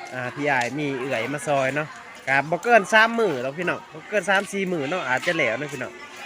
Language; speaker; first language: Thai; native; Thai